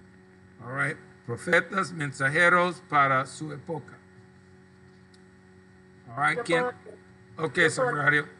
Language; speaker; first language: Spanish; non-native, local second language; English